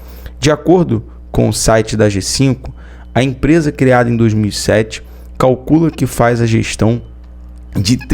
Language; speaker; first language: Portuguese; native; Portuguese